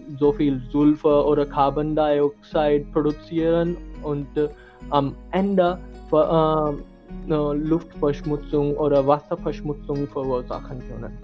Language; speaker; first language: German; non-native, learner; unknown